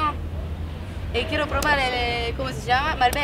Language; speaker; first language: Spanish; non-native, learner; French